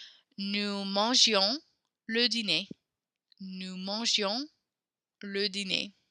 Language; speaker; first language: French; non-native, fluent; English